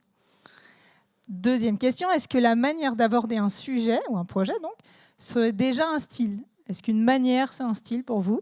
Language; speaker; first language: French; native; French